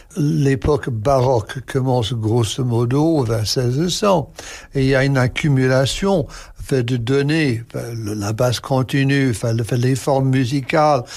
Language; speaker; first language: French; non-native, fluent; English